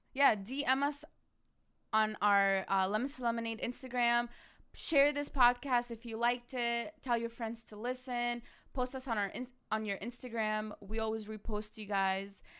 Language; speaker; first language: English; early bilingual, other home language; Arabic